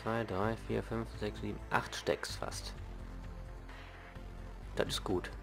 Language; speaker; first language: German; native; German